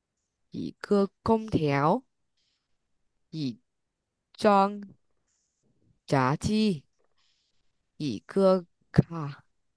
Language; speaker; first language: Chinese; non-native, learner; Vietnamese